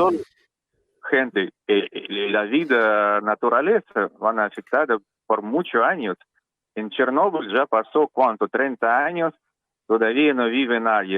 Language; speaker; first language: Spanish; non-native, learner; Russian